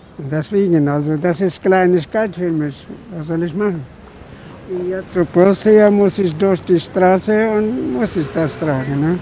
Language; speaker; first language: German; non-native, learner; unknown